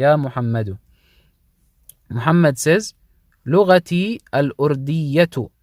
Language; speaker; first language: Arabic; non-native, fluent; English